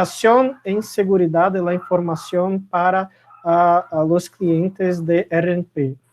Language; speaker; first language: Spanish; non-native, learner; Portuguese